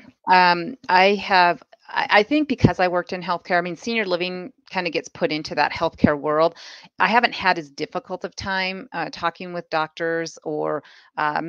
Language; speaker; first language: English; native; English